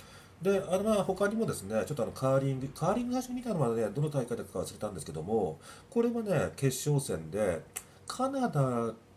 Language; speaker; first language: Japanese; native; Japanese